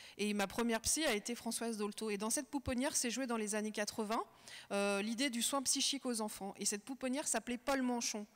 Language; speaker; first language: French; early bilingual, other home language; Kabyle